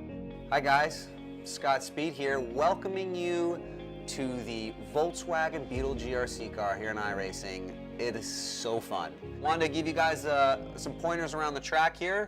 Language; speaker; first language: English; native; English